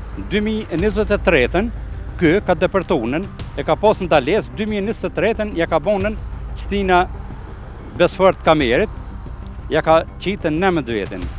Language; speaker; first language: Albanian; native; Albanian